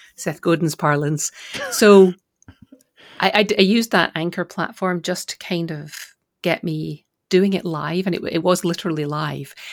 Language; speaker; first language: English; native; English